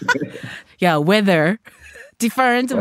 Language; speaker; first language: English; non-native, learner; Japanese